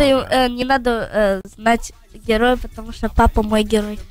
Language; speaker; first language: Russian; early bilingual, heritage; Russian